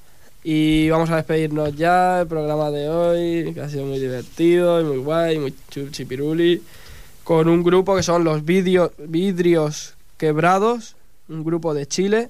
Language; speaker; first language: Spanish; native; Spanish